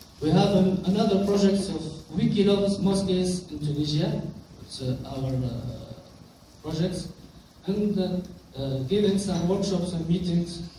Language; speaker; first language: English; non-native, local second language; Arabic